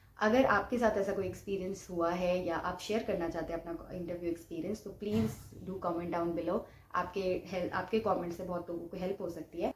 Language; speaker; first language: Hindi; non-native, local second language; Bangla